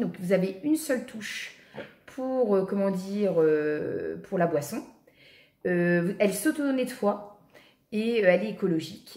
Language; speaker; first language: French; native; French